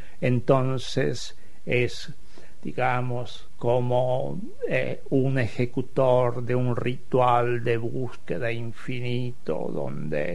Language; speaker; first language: Spanish; native; Spanish